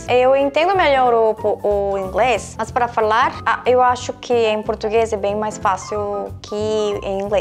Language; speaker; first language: Portuguese; non-native, fluent; Korean